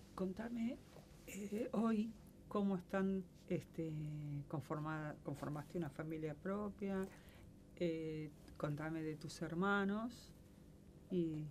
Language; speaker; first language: Spanish; native; Spanish